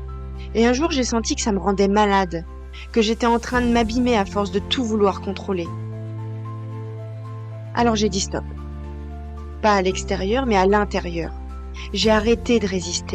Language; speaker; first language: French; native; French